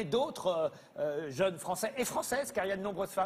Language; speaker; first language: French; native; French